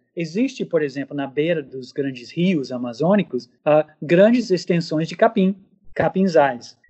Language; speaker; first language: Portuguese; non-native, fluent; English